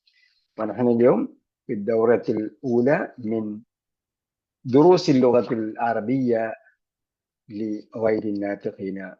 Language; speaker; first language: Arabic; non-native, fluent; Malayalam